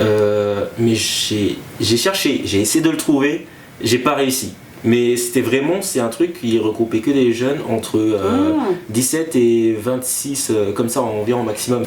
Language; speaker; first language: French; native; French